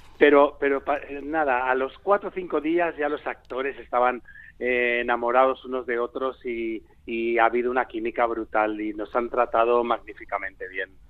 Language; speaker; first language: Spanish; native; Spanish